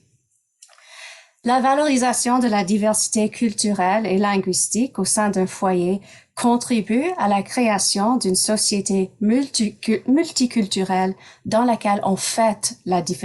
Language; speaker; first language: French; non-native, local second language; English